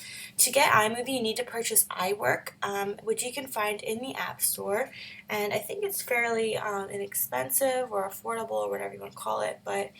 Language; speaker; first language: English; native; English